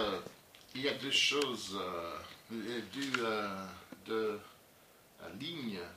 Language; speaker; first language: French; non-native, learner; English